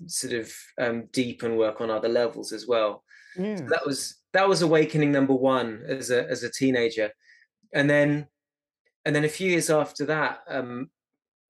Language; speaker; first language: English; native; English